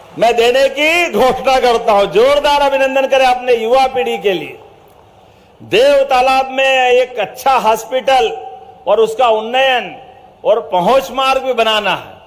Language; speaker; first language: Hindi; native; Hindi